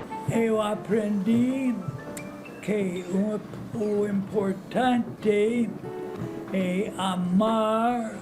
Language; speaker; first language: Portuguese; non-native, fluent; English